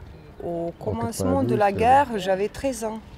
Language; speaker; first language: French; non-native, fluent; Bosnian